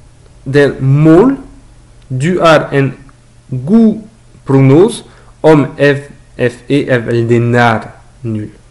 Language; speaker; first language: Norwegian; non-native, learner; French